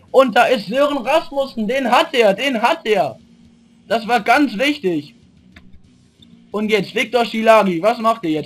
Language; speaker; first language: German; native; German